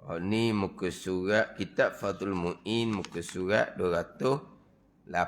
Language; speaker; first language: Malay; native; Malay